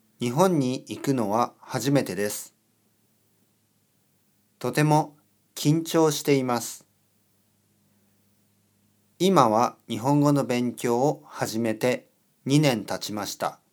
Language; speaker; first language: Japanese; non-native, learner; English